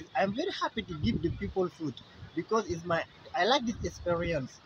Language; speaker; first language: English; non-native, learner; Wolof